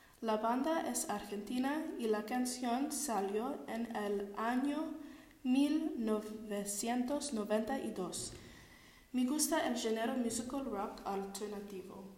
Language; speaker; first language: Spanish; non-native, learner; English